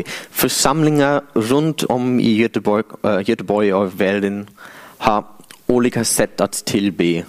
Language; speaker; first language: Swedish; non-native, fluent; English